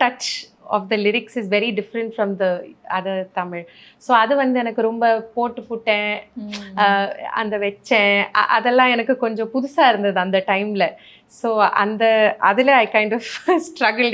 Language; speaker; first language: Tamil; non-native, fluent; Malayalam